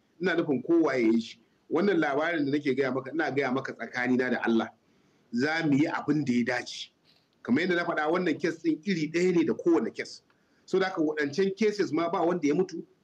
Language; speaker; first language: Hausa; native; Hausa